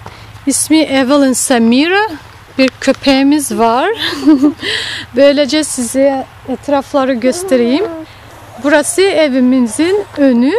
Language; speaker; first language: Turkish; early bilingual, heritage; Russian